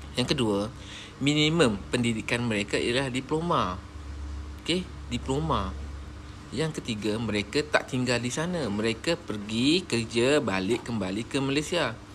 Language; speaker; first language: Malay; native; Malay